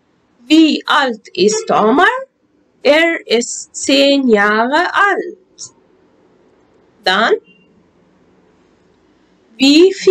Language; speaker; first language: German; non-native, fluent; Arabic